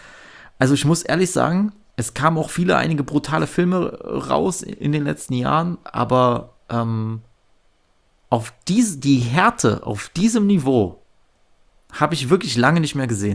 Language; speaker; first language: German; native; German